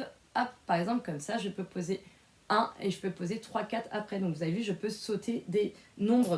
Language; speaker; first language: French; native; French